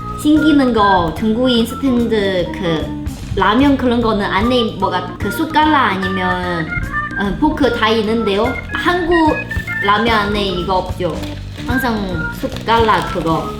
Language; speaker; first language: Korean; non-native, learner; Chinese